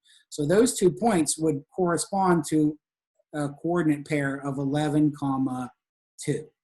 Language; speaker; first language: English; native; English